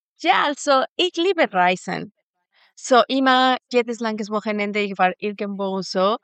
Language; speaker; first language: German; non-native, fluent; Spanish